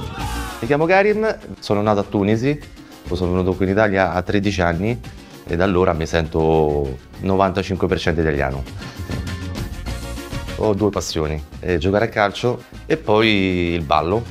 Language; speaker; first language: Italian; non-native, fluent; Arabic